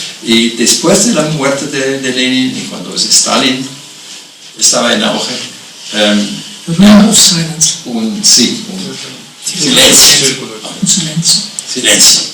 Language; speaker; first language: Spanish; non-native, fluent; German